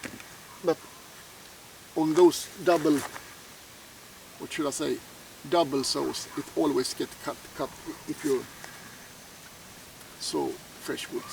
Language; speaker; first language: English; non-native, fluent; Swedish